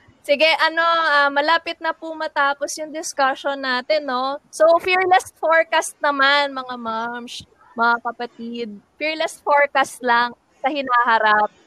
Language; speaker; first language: Filipino; native; Filipino